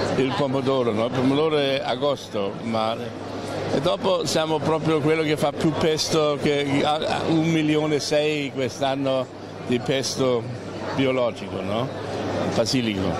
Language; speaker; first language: Italian; non-native, fluent; German